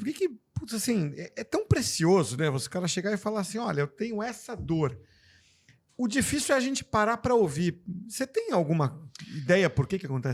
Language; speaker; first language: Portuguese; native; Portuguese